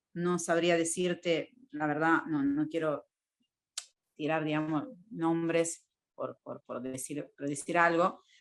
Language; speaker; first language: Spanish; non-native, fluent; Italian